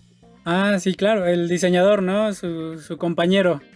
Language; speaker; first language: Spanish; native; Spanish